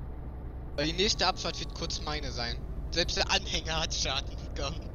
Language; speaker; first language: German; native; German